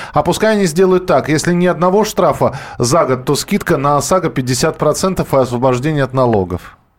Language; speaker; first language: Russian; native; Russian